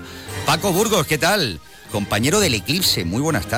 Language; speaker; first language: Spanish; native; Spanish